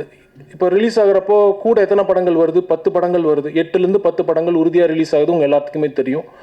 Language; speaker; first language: Tamil; native; Tamil